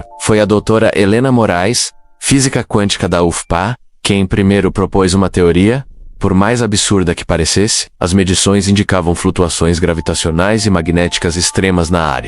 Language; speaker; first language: Portuguese; native; Portuguese